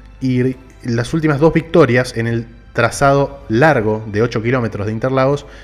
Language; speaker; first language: Spanish; native; Spanish